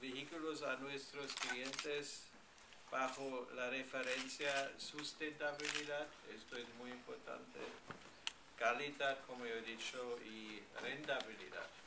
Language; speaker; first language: Spanish; non-native, fluent; German